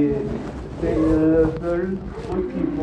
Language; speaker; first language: French; non-native, fluent; Bulgarian